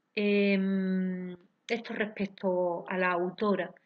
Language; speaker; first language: Spanish; native; Spanish